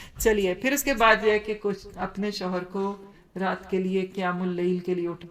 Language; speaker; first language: Urdu; native; Urdu